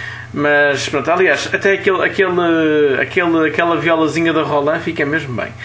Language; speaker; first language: Portuguese; native; Portuguese